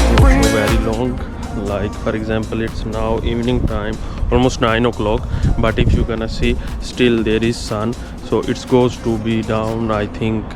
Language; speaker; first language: English; non-native, learner; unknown